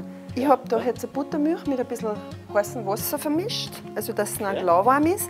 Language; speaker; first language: German; native; German